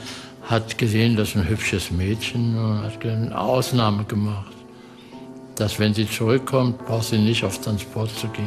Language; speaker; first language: German; early bilingual, heritage; German